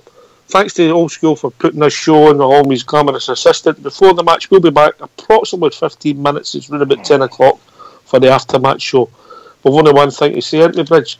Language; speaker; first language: English; native; English